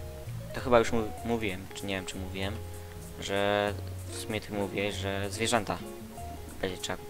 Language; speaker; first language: Polish; native; Polish